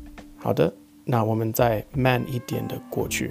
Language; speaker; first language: Chinese; non-native, fluent; English